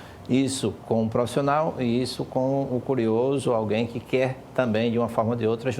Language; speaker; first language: Portuguese; native; Portuguese